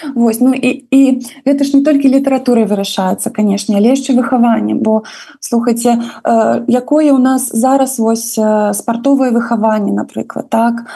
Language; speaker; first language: Belarusian; non-native, local second language; Russian